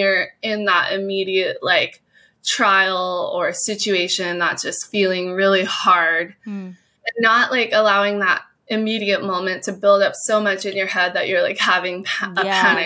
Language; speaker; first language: English; native; English